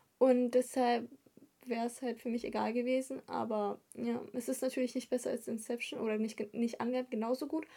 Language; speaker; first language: German; early bilingual, other home language; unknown